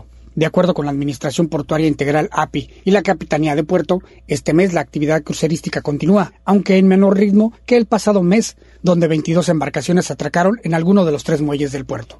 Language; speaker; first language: Spanish; native; Spanish